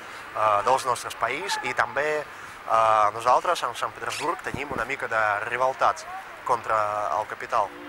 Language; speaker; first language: Catalan; non-native, fluent; Russian